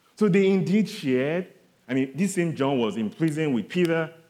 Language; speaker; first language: English; non-native, local second language; Yoruba